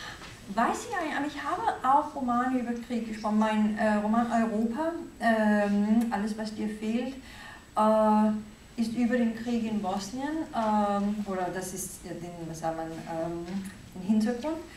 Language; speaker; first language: German; non-native, fluent; Danish